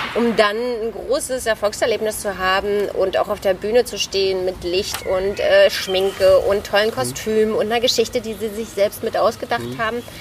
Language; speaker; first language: German; native; German